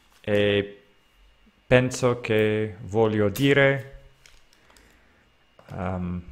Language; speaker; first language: Italian; non-native, learner; English